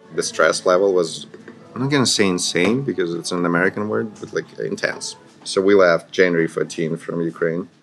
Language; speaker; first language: English; non-native, fluent; Ukrainian